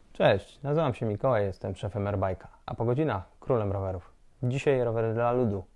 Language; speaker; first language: Polish; native; Polish